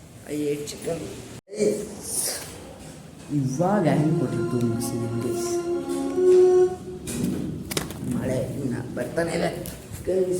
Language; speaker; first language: Kannada; native; Kannada